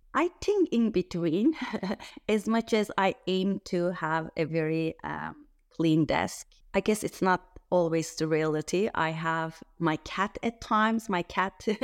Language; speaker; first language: English; non-native, fluent; Turkish